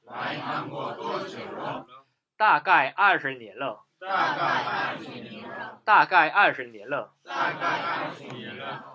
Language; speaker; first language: Chinese; non-native, fluent; Korean